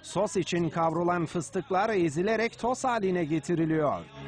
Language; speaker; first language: Turkish; native; Turkish